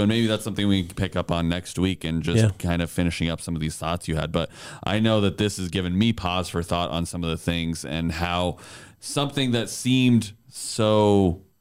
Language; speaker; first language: English; native; English